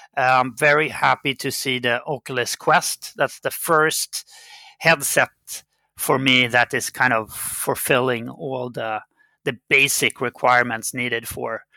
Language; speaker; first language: English; non-native, fluent; Swedish